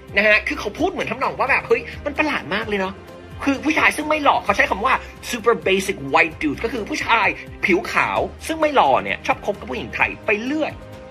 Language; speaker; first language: Thai; non-native, fluent; English